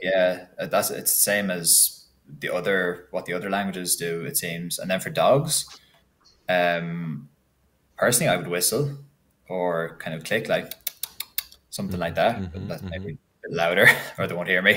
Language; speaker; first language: English; native; English